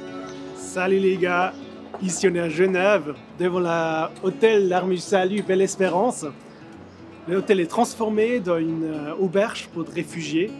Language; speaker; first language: French; non-native, local second language; German